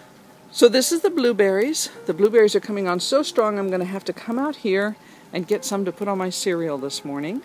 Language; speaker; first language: English; native; English